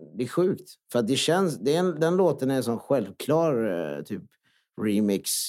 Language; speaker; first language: Swedish; non-native, local second language; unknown